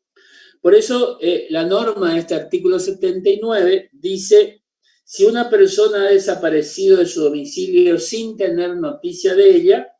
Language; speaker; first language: Spanish; native; Spanish